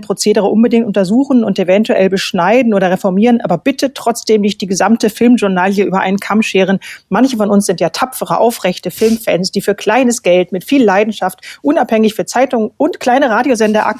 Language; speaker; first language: German; native; German